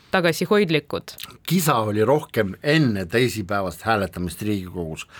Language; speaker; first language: Estonian; non-native, local second language; Russian